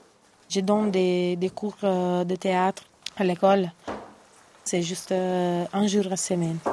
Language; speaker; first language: French; non-native, fluent; Italian